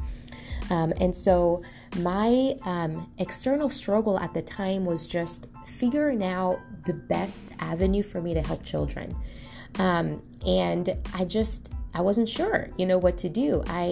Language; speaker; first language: English; non-native, fluent; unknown